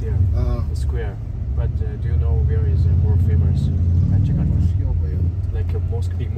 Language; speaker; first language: English; non-native, learner; Uyghur